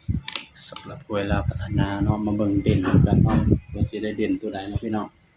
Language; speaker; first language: Thai; non-native, local second language; Northeastern Thai